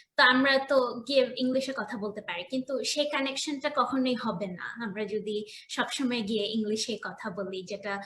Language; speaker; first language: Bangla; early bilingual, heritage; Bangla